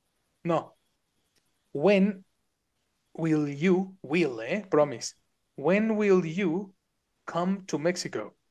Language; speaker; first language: English; non-native, fluent; Spanish